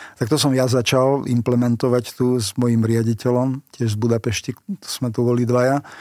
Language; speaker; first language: Slovak; non-native, local second language; Hungarian